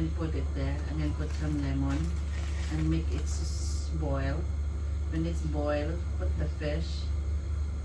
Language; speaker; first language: English; non-native, learner; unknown